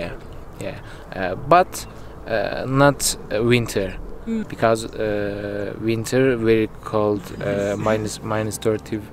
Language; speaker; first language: English; non-native, learner; Turkish